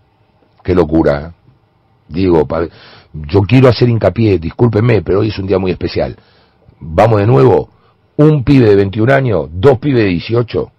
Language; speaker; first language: Spanish; native; Spanish